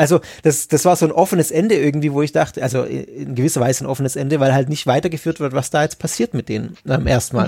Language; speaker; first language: German; native; German